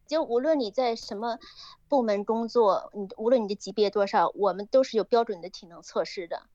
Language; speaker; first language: Chinese; native; Chinese